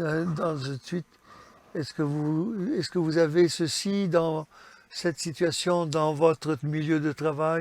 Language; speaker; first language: French; non-native, fluent; English